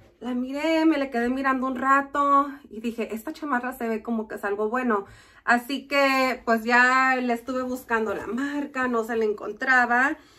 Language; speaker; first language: Spanish; early bilingual, heritage; Spanish